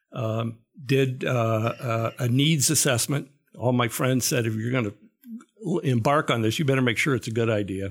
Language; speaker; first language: English; native; English